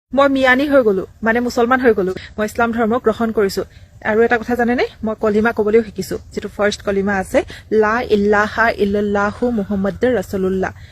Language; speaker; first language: Assamese; non-native, local second language; Bodo